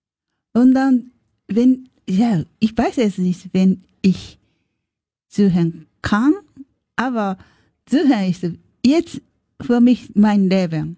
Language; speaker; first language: German; non-native, learner; Japanese